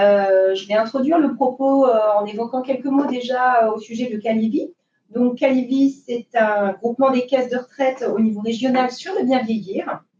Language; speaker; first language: French; native; French